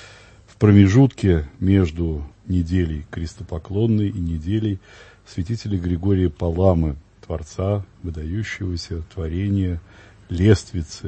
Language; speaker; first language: Russian; native; Russian